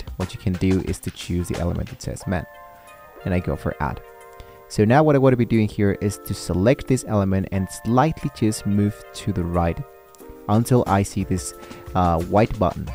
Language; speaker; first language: English; non-native, fluent; Spanish